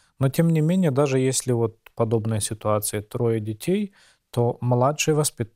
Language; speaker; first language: Russian; native; Russian